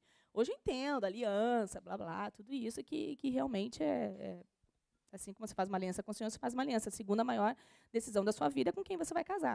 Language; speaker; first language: Portuguese; native; Portuguese